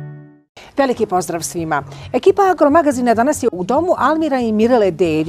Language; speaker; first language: Croatian; native; Croatian